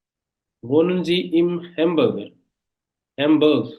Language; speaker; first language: German; non-native, fluent; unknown